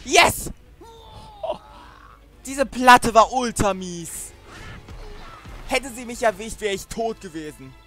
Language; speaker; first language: German; native; German